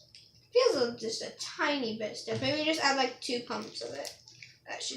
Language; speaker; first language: English; native; English